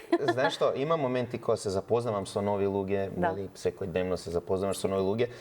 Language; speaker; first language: Macedonian; early bilingual, heritage; Macedonian